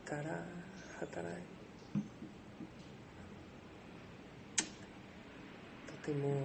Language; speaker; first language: Japanese; non-native, learner; French